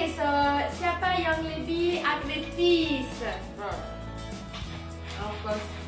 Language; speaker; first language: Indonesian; non-native, learner; French